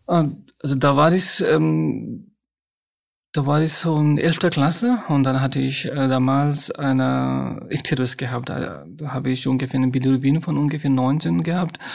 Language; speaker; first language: German; non-native, fluent; Nepali